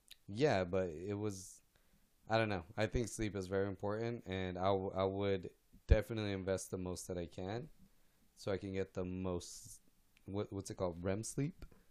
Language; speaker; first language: English; native; English